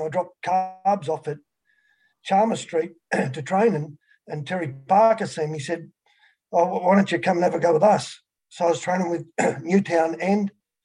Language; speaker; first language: English; native; English